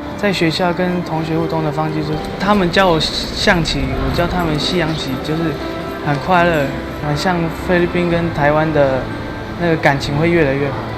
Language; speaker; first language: Chinese; non-native, fluent; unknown